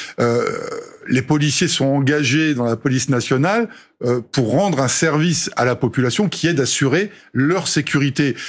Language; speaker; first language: French; native; French